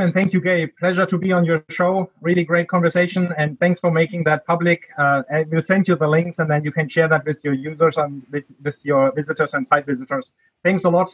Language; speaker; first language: English; non-native, fluent; German